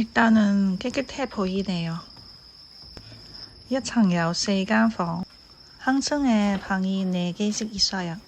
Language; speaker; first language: Korean; non-native, fluent; Cantonese